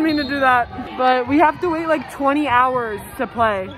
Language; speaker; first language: English; native; English